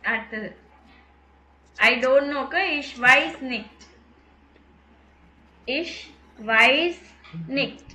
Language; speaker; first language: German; non-native, fluent; Tamil